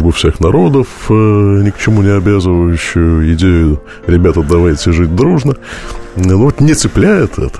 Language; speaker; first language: Russian; native; Russian